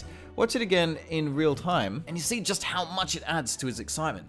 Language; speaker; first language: English; native; English